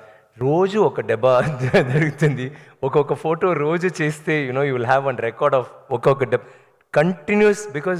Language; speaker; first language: Telugu; non-native, learner; Tamil